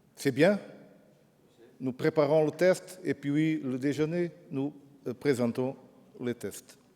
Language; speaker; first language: French; non-native, fluent; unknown